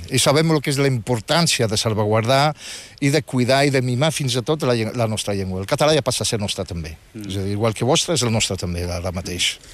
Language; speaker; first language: Catalan; non-native, fluent; Riffian